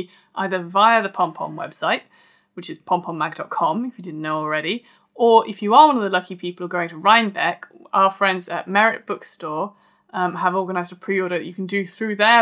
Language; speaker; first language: English; native; English